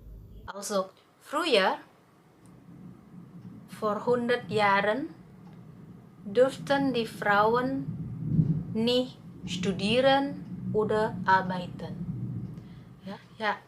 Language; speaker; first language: German; non-native, fluent; Indonesian